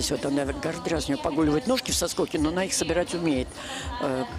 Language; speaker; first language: Russian; native; Russian